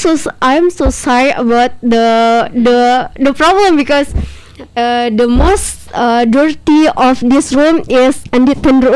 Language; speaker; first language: English; non-native, learner; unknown